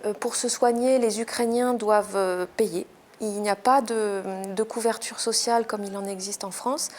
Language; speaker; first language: French; native; French